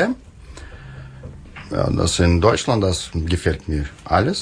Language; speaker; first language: German; non-native, learner; Russian